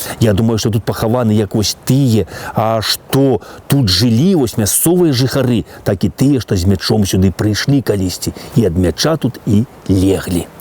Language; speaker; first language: Belarusian; native; Belarusian